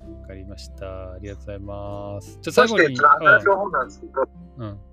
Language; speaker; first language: Japanese; native; Japanese